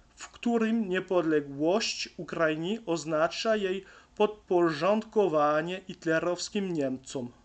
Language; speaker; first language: Polish; non-native, learner; French